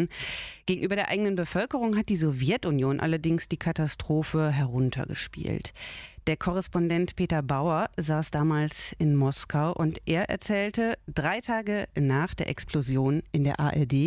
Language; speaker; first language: German; native; German